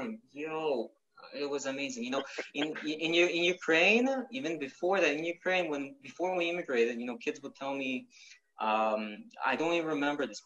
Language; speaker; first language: English; non-native, fluent; Ukrainian